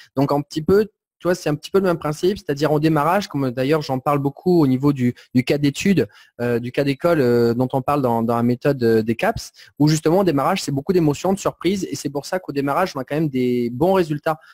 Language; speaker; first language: French; native; French